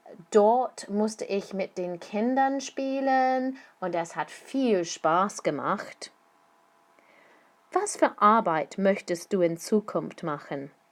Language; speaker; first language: German; non-native, fluent; English